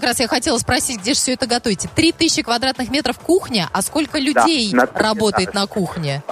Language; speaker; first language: Russian; native; Russian